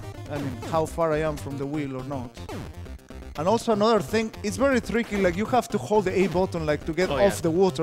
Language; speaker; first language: English; non-native, fluent; Spanish